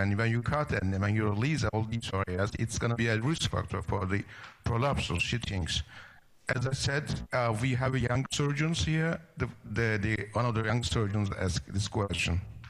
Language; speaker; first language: English; non-native, fluent; Turkish